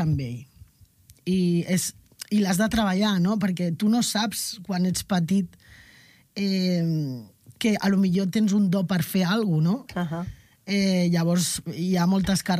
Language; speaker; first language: Catalan; native; Catalan